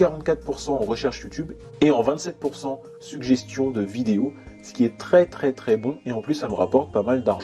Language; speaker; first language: French; native; French